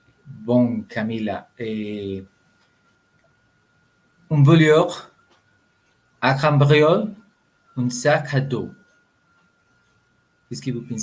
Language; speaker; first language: French; non-native, learner; Spanish